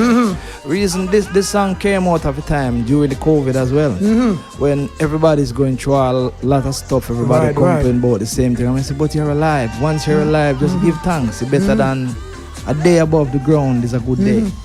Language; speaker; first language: English; native; English